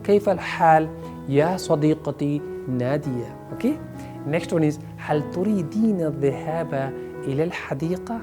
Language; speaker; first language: Arabic; non-native, fluent; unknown